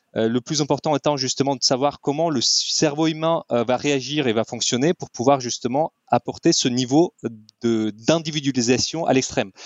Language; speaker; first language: French; non-native, fluent; Russian